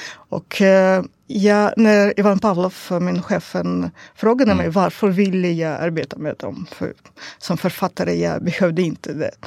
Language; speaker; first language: Swedish; non-native, learner; Russian